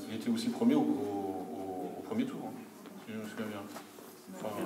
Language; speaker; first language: French; native; French